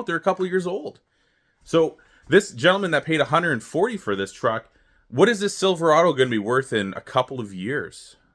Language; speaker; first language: English; native; English